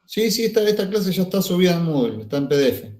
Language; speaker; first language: Spanish; native; Spanish